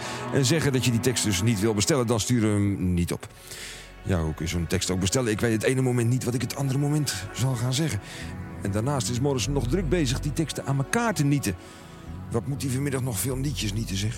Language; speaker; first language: Dutch; native; Dutch